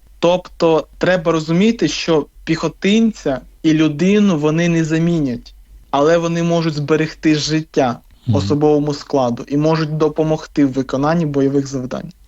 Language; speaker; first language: Ukrainian; native; Ukrainian